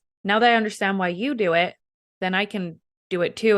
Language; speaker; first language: English; native; English